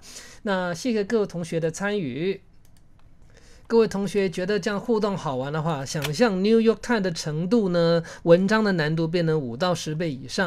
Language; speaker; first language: Chinese; native; Chinese